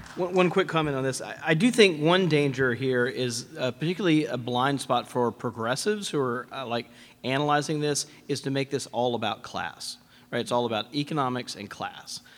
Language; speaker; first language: English; native; English